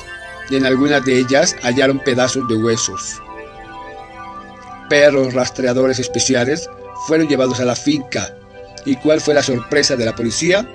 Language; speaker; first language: Spanish; native; Spanish